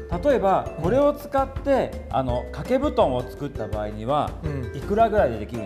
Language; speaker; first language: Japanese; native; Japanese